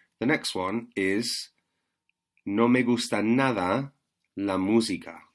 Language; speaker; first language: Spanish; non-native, fluent; English